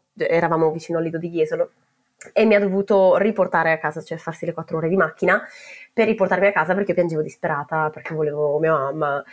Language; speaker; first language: Italian; native; Italian